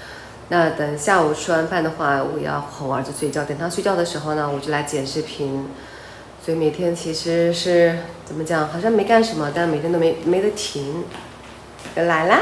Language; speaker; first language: Chinese; native; Chinese